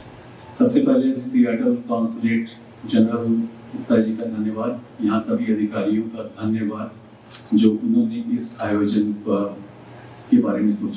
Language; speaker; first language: Hindi; native; Hindi